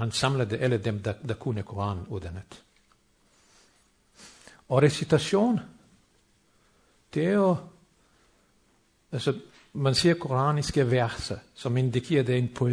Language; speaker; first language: Danish; non-native, fluent; Bosnian